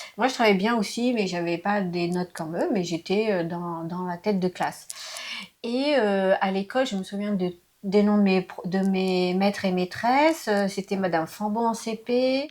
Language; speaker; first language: French; early bilingual, other home language; Lao